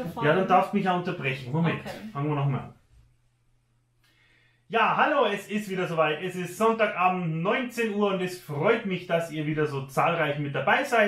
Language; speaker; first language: German; native; German